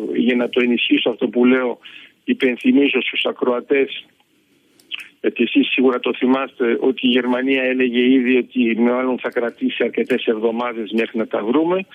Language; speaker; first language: Greek; early bilingual, heritage; Greek